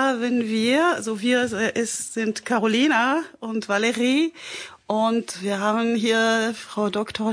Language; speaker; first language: German; non-native, fluent; French